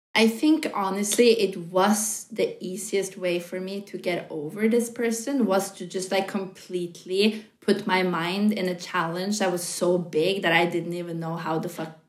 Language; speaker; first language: English; non-native, fluent; Norwegian